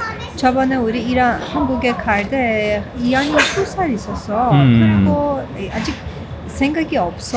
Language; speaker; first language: Korean; non-native, learner; Persian